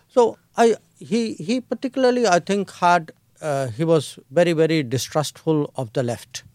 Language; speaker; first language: English; non-native, local second language; Hindi